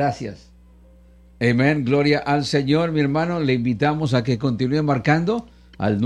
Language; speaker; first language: Spanish; early bilingual, heritage; Spanish